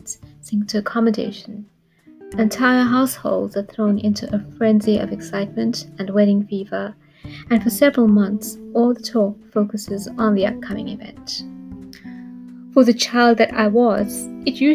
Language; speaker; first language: English; native; English